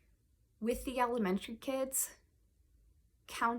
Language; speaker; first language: English; native; English